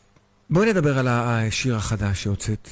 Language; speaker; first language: Hebrew; native; Hebrew